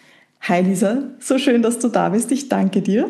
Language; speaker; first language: German; native; German